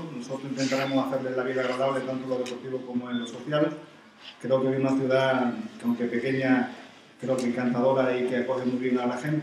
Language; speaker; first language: Spanish; native; Spanish